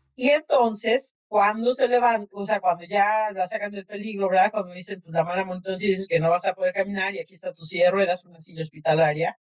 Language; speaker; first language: Spanish; native; Spanish